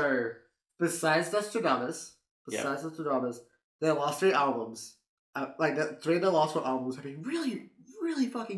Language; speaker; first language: English; native; English